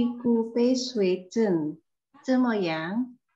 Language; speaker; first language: Chinese; non-native, learner; Indonesian